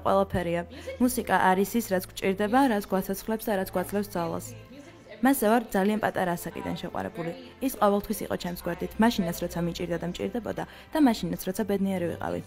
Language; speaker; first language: Georgian; non-native, fluent; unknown